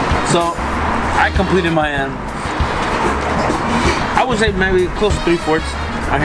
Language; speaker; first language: English; early bilingual, other home language; Spanish